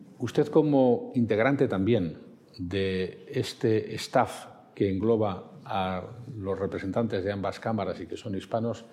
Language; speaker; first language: Spanish; native; Spanish